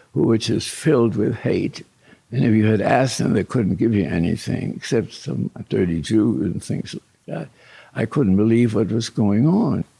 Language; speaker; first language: English; early bilingual, other home language; German